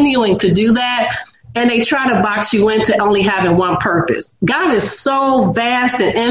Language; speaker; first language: English; native; English